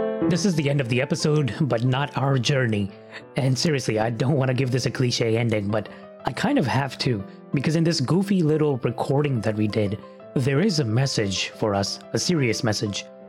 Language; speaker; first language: English; early bilingual, other home language; Punjabi